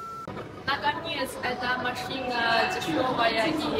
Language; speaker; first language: Russian; non-native, learner; Chinese